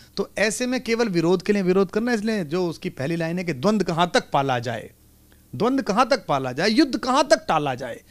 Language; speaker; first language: Hindi; native; Hindi